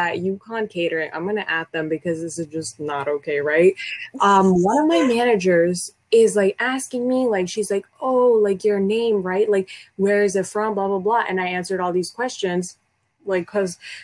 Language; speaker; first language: English; early bilingual, other home language; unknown